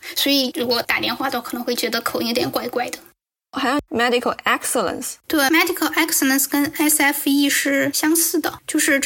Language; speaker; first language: Chinese; native; Chinese